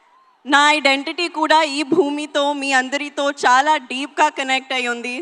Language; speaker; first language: Telugu; non-native, learner; Hindi